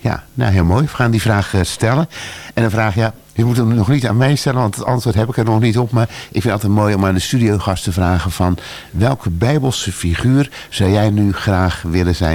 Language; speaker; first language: Dutch; native; Dutch